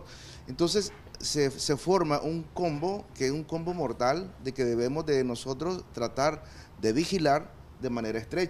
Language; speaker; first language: Spanish; native; Spanish